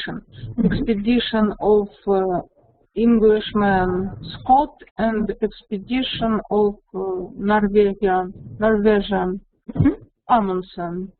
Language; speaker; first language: English; non-native, learner; Russian